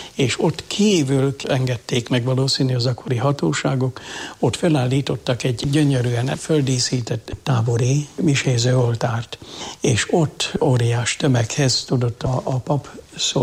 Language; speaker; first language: Hungarian; native; Hungarian